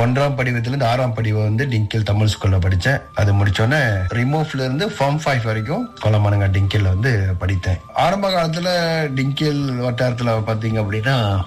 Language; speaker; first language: Tamil; early bilingual, heritage; Tamil